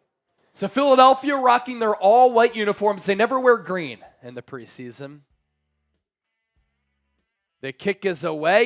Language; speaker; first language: English; native; English